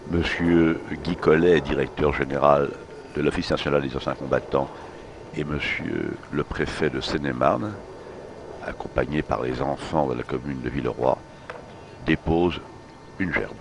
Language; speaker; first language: French; native; French